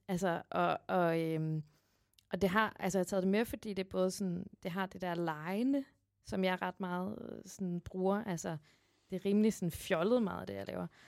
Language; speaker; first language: Danish; native; Danish